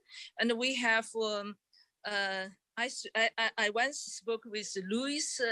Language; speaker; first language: English; non-native, learner; Chinese